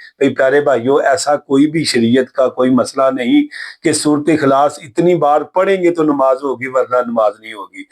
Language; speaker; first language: Urdu; non-native, local second language; Punjabi